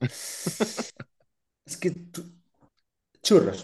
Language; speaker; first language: English; non-native, fluent; Spanish